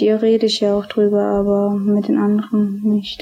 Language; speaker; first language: German; early bilingual, other home language; Albanian